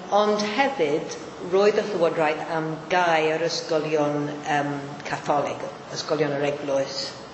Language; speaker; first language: Welsh; non-native, fluent; Maltese